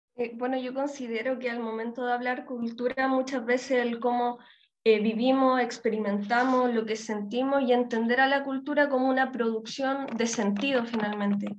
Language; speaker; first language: Spanish; native; Spanish